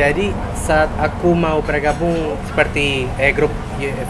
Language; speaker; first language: Indonesian; non-native, learner; Spanish